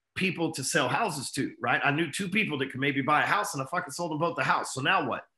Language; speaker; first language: English; native; English